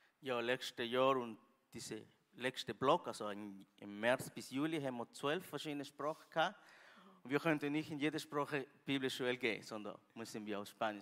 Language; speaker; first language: German; non-native, learner; Spanish